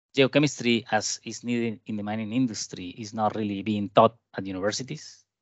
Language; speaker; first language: English; non-native, fluent; Spanish